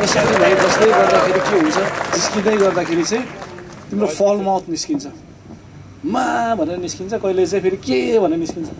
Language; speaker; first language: Nepali; native; Nepali